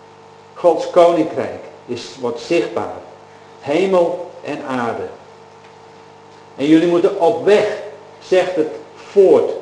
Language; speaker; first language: Dutch; native; Dutch